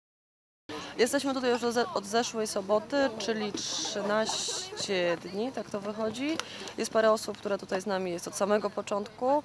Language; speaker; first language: Polish; native; Polish